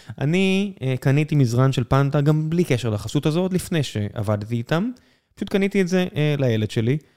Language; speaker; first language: Hebrew; native; Hebrew